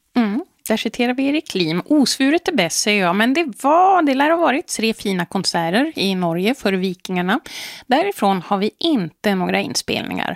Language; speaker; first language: Swedish; native; Swedish